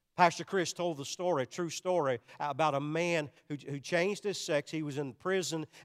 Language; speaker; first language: English; native; English